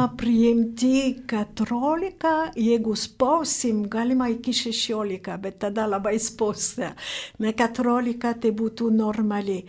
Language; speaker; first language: Lithuanian; non-native, fluent; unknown